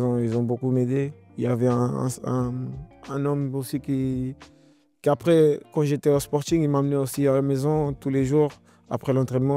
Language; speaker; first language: French; non-native, learner; Portuguese